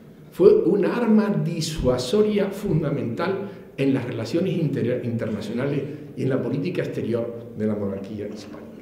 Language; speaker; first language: Spanish; native; Spanish